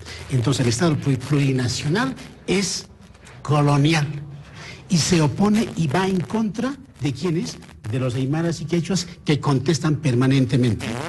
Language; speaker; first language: Spanish; non-native, local second language; Aymara